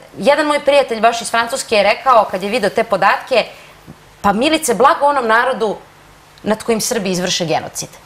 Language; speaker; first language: Serbian; native; Serbian